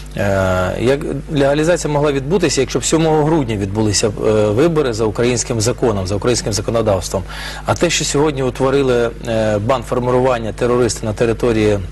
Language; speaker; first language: Ukrainian; non-native, local second language; Russian